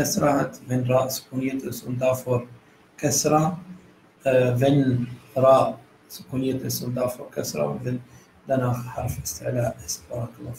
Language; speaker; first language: German; non-native, fluent; Arabic